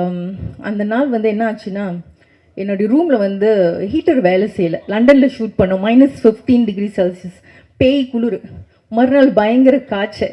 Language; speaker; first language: Tamil; native; Tamil